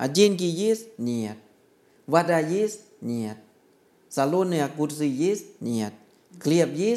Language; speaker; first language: Russian; non-native, learner; Thai